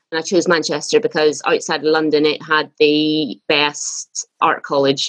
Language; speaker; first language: English; native; English